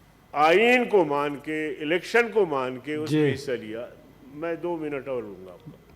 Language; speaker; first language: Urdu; non-native, local second language; Brahui